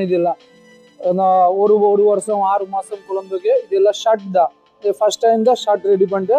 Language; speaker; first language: Tamil; native; Tamil